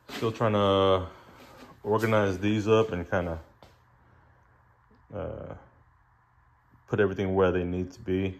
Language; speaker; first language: English; native; English